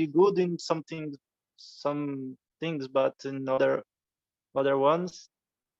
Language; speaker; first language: English; non-native, learner; Portuguese